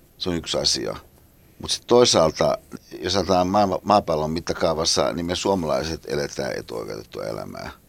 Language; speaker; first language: Finnish; native; Finnish